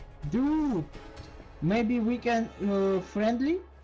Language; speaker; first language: English; non-native, learner; Russian